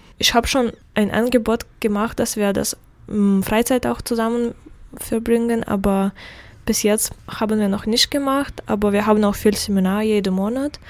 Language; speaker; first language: German; non-native, fluent; Russian